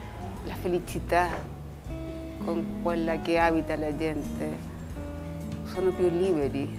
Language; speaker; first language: Italian; early bilingual, heritage; Spanish